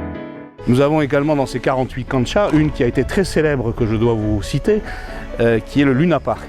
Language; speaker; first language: French; native; French